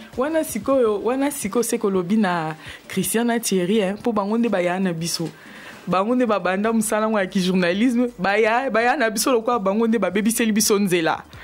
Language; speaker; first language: Lingala; native; Lingala